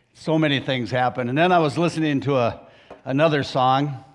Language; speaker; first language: English; native; English